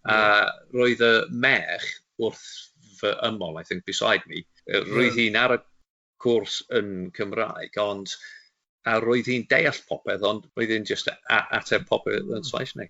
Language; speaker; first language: Welsh; non-native, local second language; English